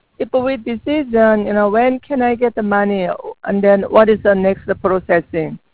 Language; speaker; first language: English; non-native, learner; Korean